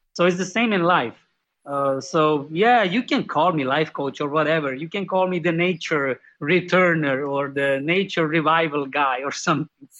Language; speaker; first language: English; non-native, fluent; Slovenian